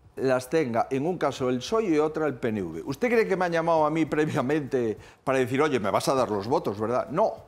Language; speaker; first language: Spanish; native; Spanish